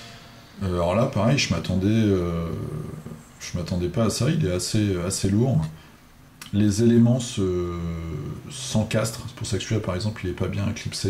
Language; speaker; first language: French; native; French